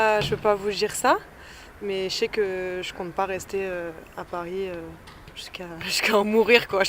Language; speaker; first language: French; native; French